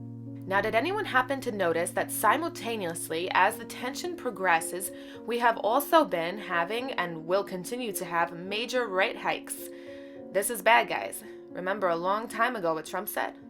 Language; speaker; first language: English; native; English